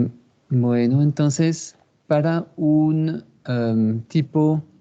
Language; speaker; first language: Spanish; non-native, fluent; French